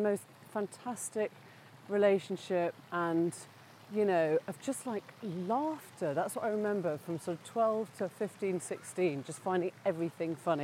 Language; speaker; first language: English; native; English